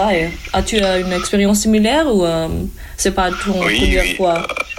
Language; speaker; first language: French; non-native, learner; German